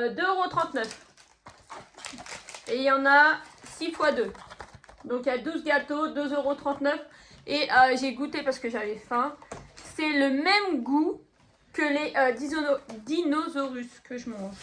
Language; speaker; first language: French; native; French